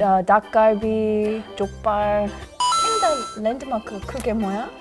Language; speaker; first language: Korean; non-native, learner; English